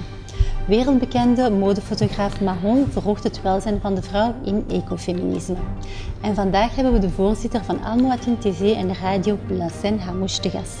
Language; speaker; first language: Dutch; native; Dutch